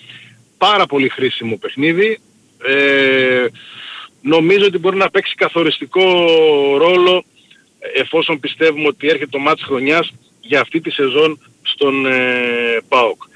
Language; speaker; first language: Greek; native; Greek